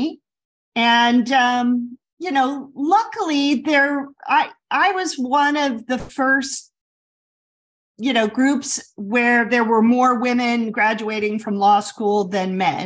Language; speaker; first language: English; native; English